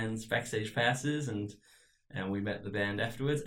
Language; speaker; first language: English; native; English